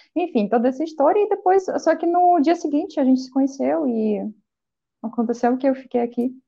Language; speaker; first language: Portuguese; non-native, fluent; Russian